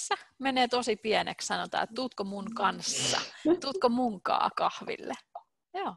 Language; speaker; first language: Finnish; native; Finnish